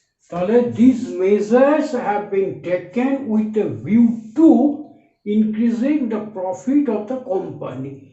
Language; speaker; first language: English; non-native, local second language; Bangla